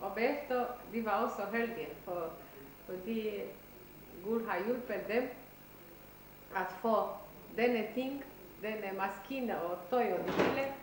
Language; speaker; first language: Danish; non-native, learner; Romanian